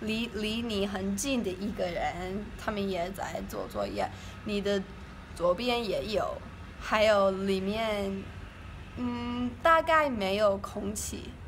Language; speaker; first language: Chinese; non-native, learner; English